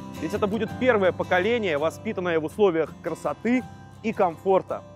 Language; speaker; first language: Russian; native; Russian